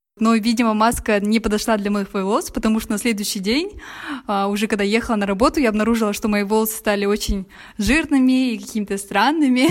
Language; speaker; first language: Russian; native; Russian